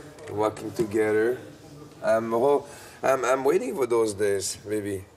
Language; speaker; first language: English; non-native, fluent; French